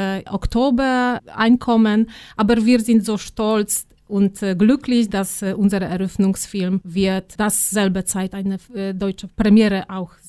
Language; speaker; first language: German; non-native, fluent; Polish